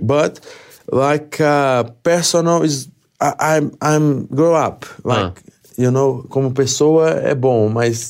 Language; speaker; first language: English; non-native, learner; Portuguese